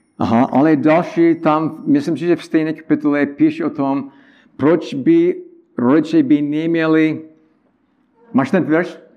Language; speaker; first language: Czech; non-native, learner; English